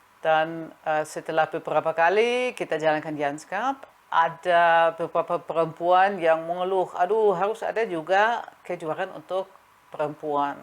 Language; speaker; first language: Indonesian; non-native, fluent; German